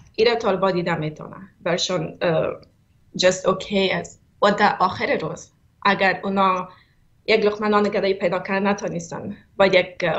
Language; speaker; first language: Persian; native; Persian